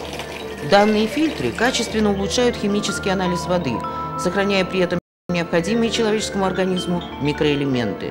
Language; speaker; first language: Russian; native; Russian